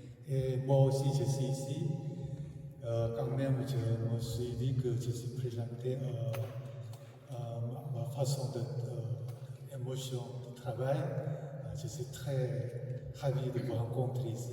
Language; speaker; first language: French; non-native, fluent; Korean